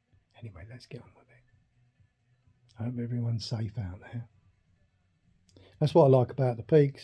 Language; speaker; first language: English; native; English